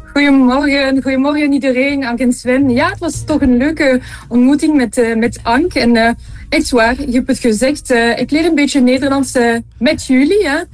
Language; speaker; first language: Dutch; non-native, local second language; French